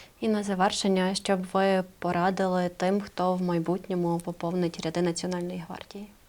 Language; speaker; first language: Ukrainian; native; Ukrainian